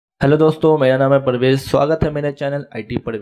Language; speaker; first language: Hindi; native; Hindi